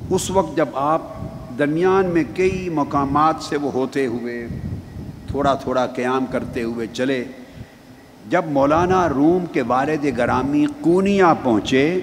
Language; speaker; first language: Urdu; non-native, local second language; Punjabi